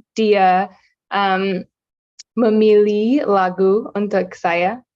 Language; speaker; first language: Indonesian; non-native, learner; English